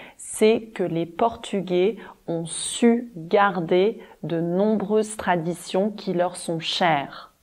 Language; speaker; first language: French; native; French